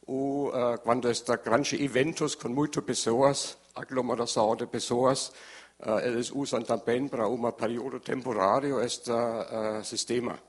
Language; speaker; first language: Portuguese; non-native, learner; German